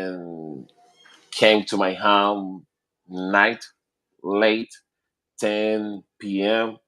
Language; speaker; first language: English; non-native, learner; Spanish